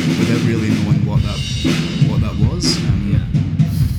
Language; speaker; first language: English; native; English